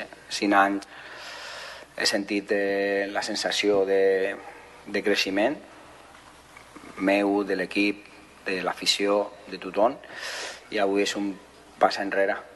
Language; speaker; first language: Catalan; non-native, fluent; Spanish